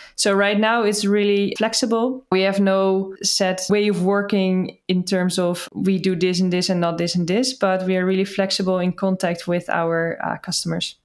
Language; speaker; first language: English; non-native, fluent; Dutch